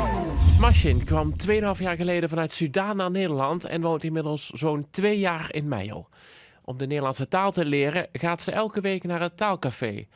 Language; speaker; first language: Dutch; native; Dutch